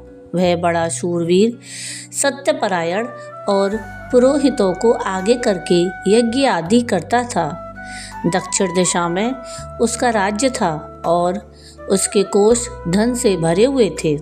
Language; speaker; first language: Hindi; native; Hindi